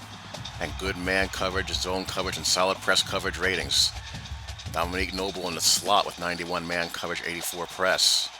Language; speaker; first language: English; native; English